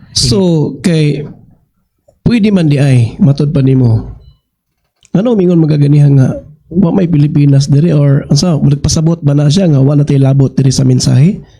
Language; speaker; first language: Cebuano; native; Cebuano